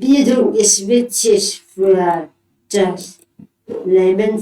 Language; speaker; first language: German; non-native, learner; Thai